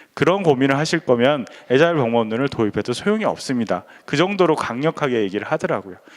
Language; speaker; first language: Korean; native; Korean